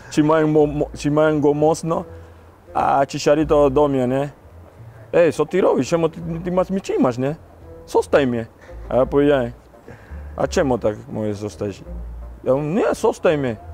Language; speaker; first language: Polish; non-native, learner; Spanish